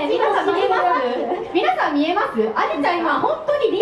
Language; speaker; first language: Japanese; native; Japanese